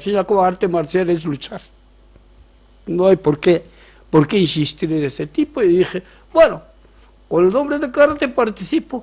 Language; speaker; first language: Spanish; non-native, fluent; Korean